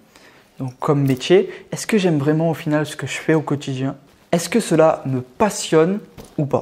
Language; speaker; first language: French; native; French